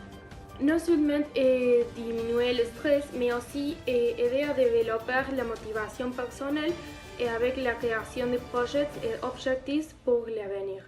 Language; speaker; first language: French; non-native, learner; Spanish